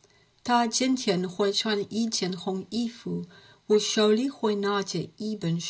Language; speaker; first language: Chinese; non-native, learner; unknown